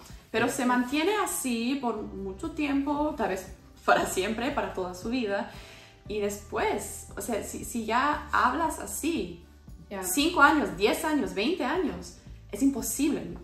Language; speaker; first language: Spanish; non-native, fluent; German